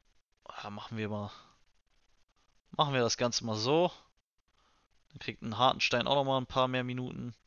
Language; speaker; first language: German; native; German